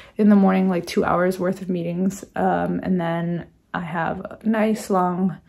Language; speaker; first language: English; native; English